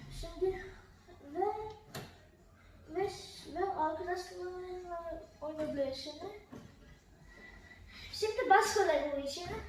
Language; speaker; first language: Turkish; early bilingual, heritage; Turkish